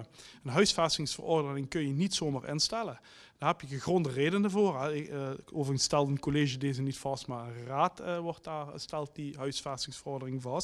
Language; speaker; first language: Dutch; native; Dutch